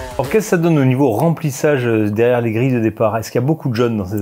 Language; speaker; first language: French; native; French